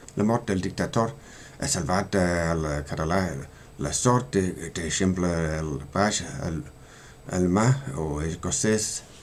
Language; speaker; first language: Catalan; non-native, learner; Danish